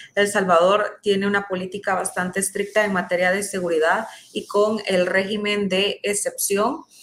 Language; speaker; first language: Spanish; native; Spanish